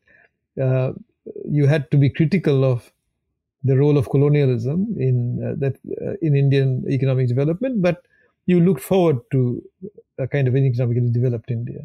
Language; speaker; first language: English; non-native, local second language; Bangla